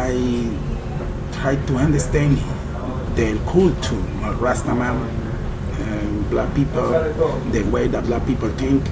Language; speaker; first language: English; non-native, learner; Spanish